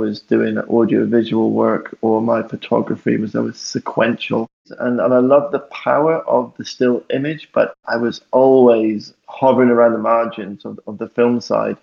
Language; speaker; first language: English; native; English